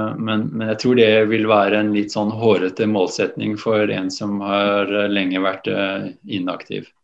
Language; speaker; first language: Norwegian; native; Norwegian